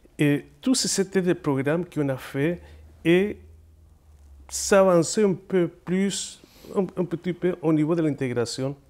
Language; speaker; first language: French; non-native, fluent; Spanish